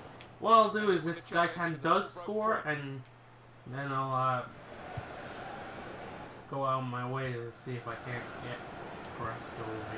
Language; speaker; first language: English; native; English